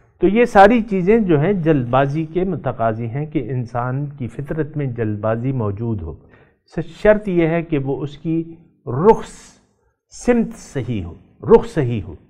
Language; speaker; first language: Urdu; non-native, local second language; Pashto